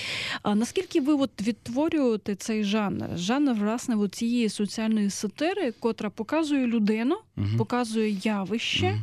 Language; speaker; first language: Ukrainian; native; Ukrainian